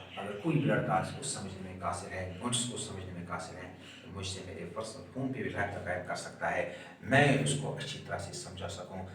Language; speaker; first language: Urdu; non-native, local second language; Kashmiri